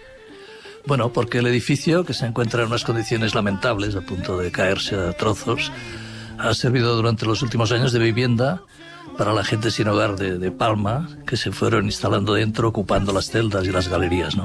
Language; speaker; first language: Spanish; native; Spanish